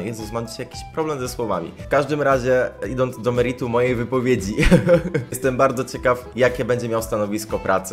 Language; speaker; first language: Polish; native; Polish